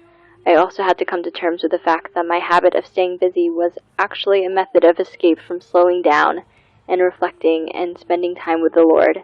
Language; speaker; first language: English; native; English